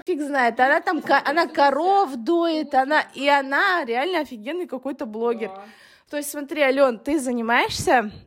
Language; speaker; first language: Russian; early bilingual, other home language; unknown